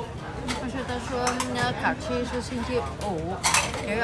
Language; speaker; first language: Chinese; non-native, learner; Vietnamese